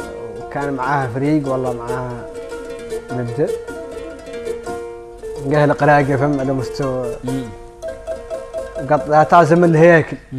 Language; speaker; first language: Arabic; native; Arabic